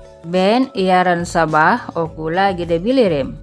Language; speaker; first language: Turkish; non-native, fluent; Indonesian